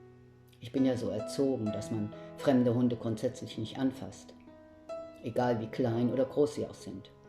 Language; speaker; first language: German; native; German